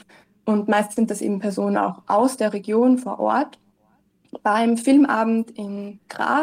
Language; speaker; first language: German; native; German